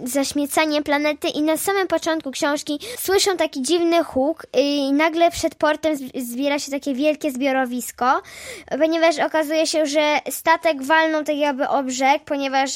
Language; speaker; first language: Polish; native; Polish